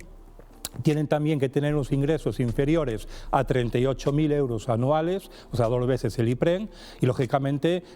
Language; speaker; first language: Spanish; native; Spanish